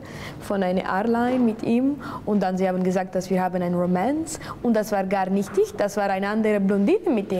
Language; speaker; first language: German; non-native, local second language; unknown